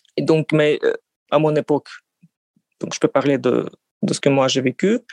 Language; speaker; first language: French; non-native, fluent; Russian